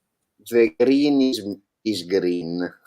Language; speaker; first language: English; non-native, learner; Italian